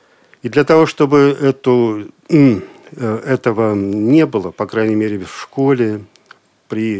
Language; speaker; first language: Russian; native; Russian